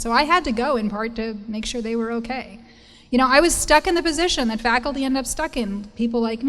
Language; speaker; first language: English; native; English